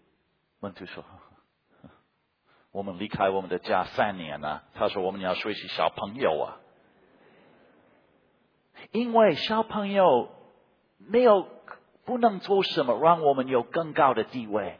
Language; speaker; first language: Chinese; non-native, fluent; English